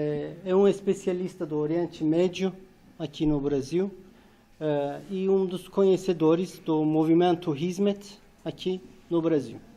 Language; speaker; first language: Portuguese; non-native, fluent; Turkish